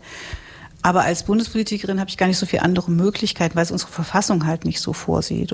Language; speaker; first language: German; native; German